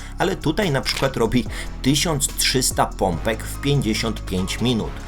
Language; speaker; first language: Polish; native; Polish